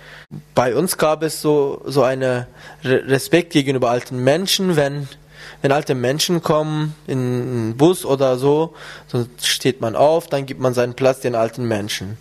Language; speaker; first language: German; non-native, fluent; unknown